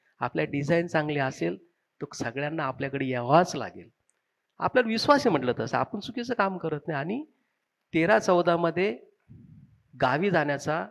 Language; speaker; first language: Marathi; native; Marathi